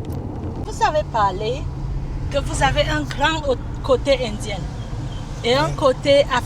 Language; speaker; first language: French; non-native, fluent; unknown